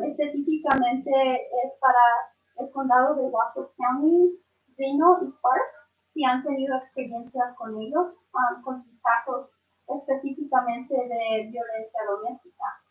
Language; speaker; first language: Spanish; early bilingual, other home language; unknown